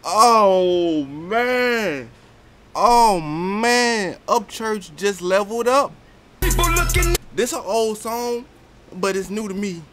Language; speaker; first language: English; native; English